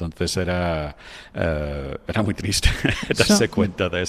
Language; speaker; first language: Spanish; non-native, fluent; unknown